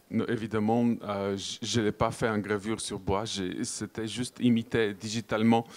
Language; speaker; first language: French; non-native, fluent; Bulgarian